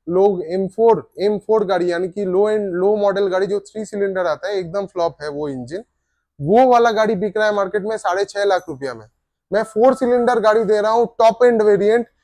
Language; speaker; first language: Hindi; non-native, local second language; Bangla